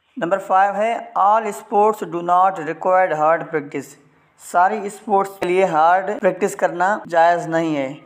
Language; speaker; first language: Urdu; non-native, local second language; Sindhi